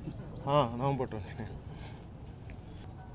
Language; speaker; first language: Telugu; native; Telugu